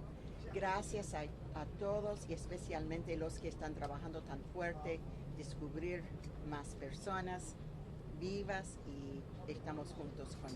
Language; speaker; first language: Spanish; non-native, fluent; English